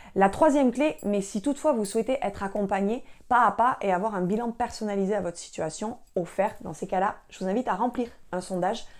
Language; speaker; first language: French; native; French